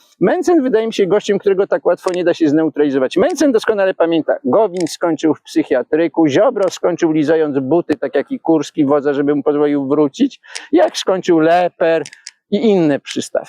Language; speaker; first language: Polish; native; Polish